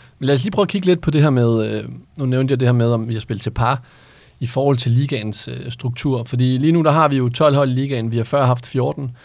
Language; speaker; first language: Danish; native; Danish